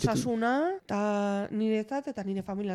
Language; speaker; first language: Basque; non-native, local second language; Spanish